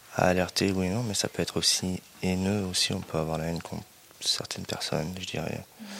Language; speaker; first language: French; native; French